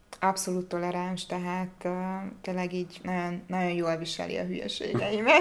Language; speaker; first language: Hungarian; native; Hungarian